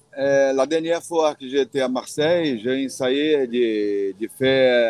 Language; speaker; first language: French; non-native, fluent; Portuguese